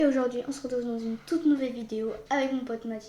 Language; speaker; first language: French; native; French